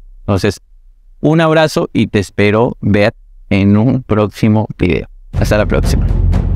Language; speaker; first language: Spanish; native; Spanish